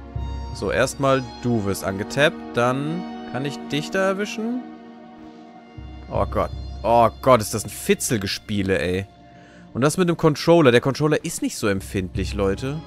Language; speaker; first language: German; native; German